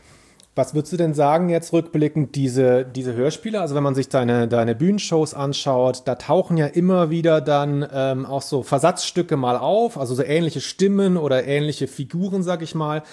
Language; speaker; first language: German; native; German